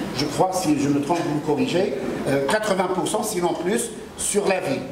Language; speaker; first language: French; non-native, local second language; Arabic